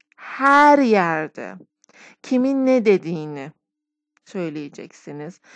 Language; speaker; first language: Turkish; non-native, fluent; Persian